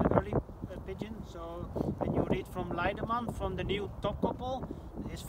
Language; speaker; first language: English; non-native, fluent; Dutch